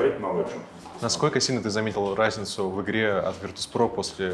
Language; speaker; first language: Russian; native; Russian